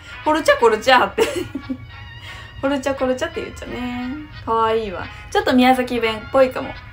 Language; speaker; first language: Japanese; native; Japanese